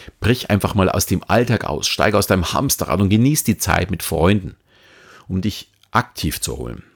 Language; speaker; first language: German; native; German